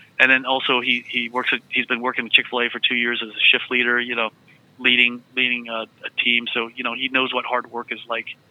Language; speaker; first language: English; early bilingual, other home language; Vietnamese